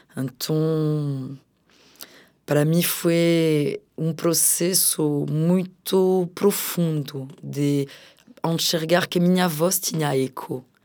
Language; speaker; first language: Portuguese; non-native, fluent; French